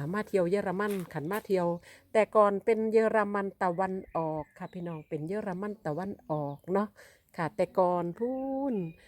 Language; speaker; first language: Thai; non-native, local second language; Northeastern Thai